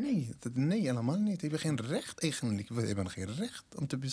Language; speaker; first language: Dutch; non-native, learner; Berber languages